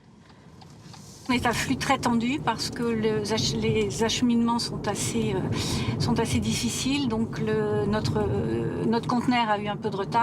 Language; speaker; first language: French; native; French